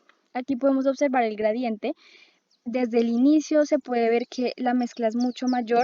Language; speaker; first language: Spanish; native; Spanish